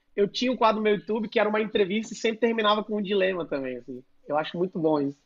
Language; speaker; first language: Portuguese; native; Portuguese